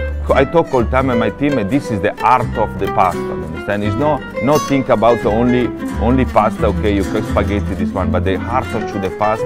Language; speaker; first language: English; non-native, learner; Italian